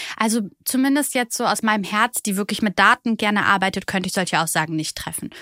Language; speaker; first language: German; early bilingual, other home language; Bulgarian